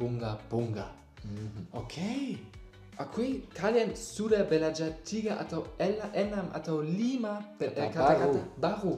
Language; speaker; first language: Indonesian; non-native, learner; German